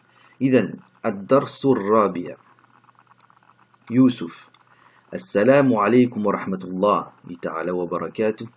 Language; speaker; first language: Arabic; non-native, fluent; French